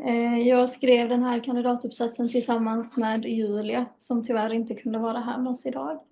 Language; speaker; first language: Swedish; native; Swedish